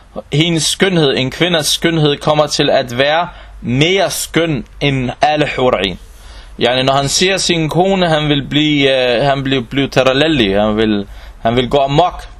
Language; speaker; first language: Danish; non-native, local second language; Arabic